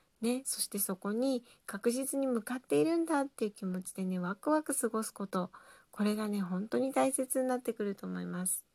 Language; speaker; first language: Japanese; native; Japanese